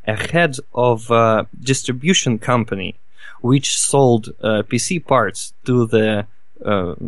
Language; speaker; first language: English; non-native, fluent; Russian